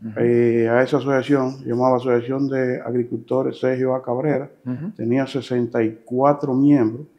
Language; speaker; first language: Spanish; native; Spanish